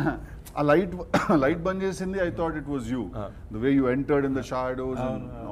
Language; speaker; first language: Telugu; native; Telugu